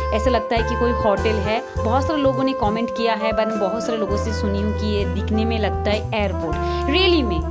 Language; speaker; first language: Hindi; non-native, local second language; Marathi